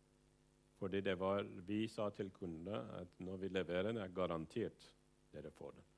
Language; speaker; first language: Norwegian; non-native, fluent; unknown